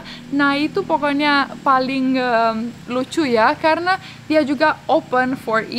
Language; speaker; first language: Indonesian; non-native, fluent; Romanian